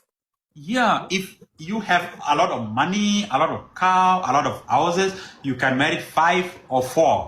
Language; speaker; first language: English; non-native, learner; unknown